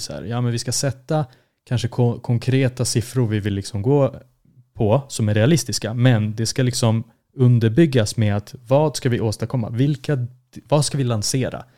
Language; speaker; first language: Swedish; early bilingual, other home language; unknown